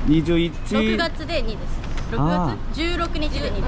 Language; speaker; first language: Japanese; native; Japanese